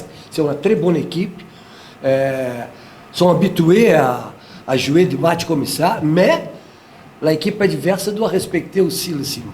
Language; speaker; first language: French; non-native, fluent; Portuguese